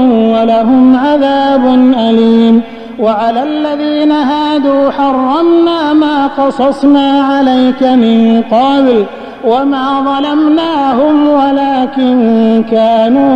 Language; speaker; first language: Arabic; native; Arabic